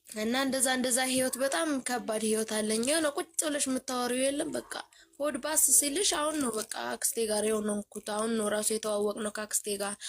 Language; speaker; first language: Amharic; native; Amharic